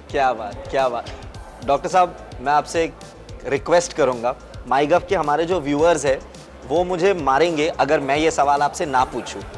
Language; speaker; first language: Hindi; native; Hindi